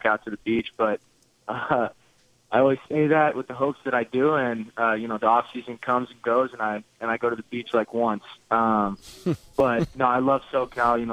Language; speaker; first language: English; native; English